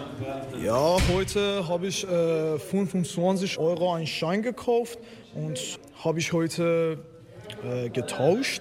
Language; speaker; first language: German; non-native, learner; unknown